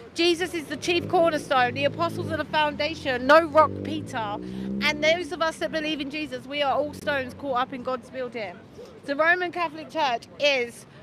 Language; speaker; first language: English; native; English